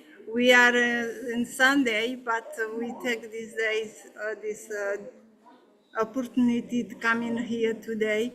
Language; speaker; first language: English; non-native, learner; Portuguese